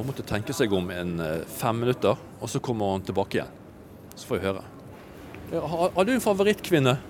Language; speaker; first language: Norwegian; native; Norwegian